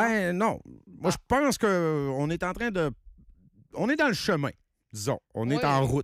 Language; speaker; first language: French; native; French